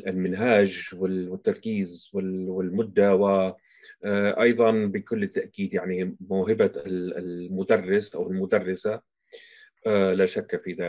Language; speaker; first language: Arabic; non-native, fluent; German